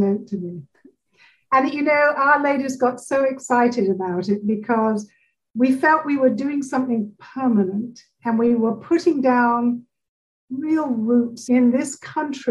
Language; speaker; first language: English; native; English